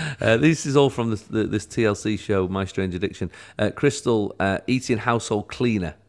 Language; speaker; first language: English; native; English